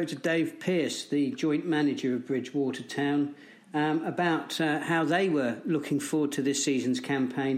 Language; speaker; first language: English; native; English